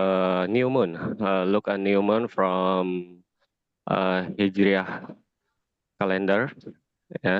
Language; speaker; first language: English; non-native, learner; Indonesian